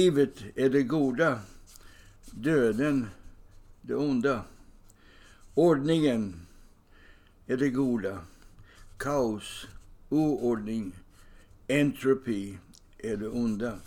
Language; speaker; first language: Swedish; non-native, fluent; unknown